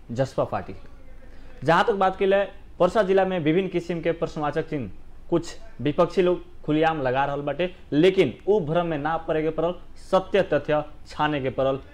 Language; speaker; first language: Bhojpuri; native; Bhojpuri